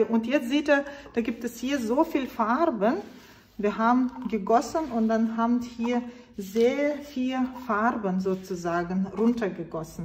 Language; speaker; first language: German; non-native, fluent; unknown